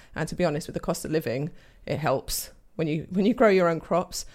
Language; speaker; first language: English; native; English